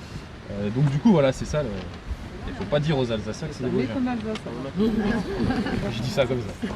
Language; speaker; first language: French; native; French